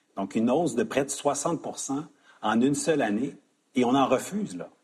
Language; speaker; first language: French; native; French